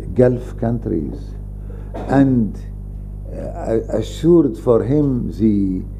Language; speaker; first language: English; non-native, fluent; Arabic